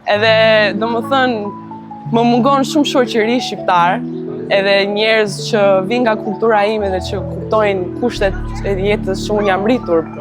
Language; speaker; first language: Albanian; native; Albanian